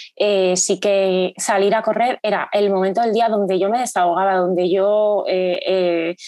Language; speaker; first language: Spanish; native; Spanish